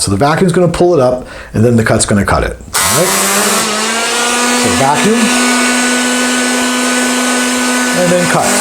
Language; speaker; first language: English; native; English